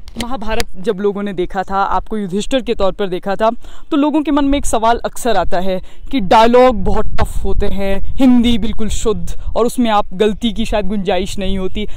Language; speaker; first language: Hindi; native; Hindi